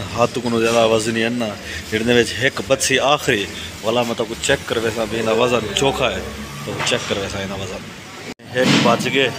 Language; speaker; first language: Punjabi; non-native, local second language; Saraiki